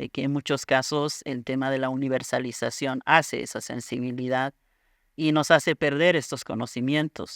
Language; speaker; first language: Spanish; non-native, local second language; Aymara